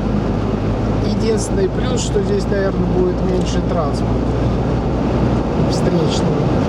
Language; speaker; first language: Russian; native; Russian